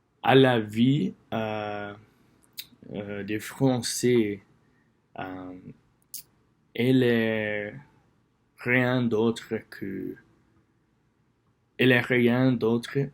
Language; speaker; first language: French; non-native, learner; English